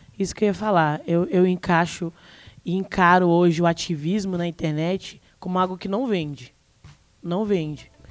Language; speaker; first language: Portuguese; native; Portuguese